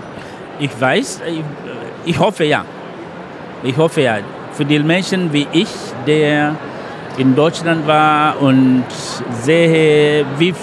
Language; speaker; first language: German; non-native, fluent; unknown